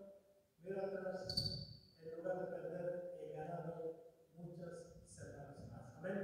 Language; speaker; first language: Spanish; non-native, fluent; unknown